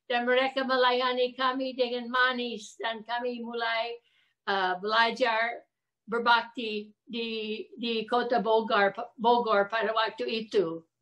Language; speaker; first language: Indonesian; non-native, fluent; English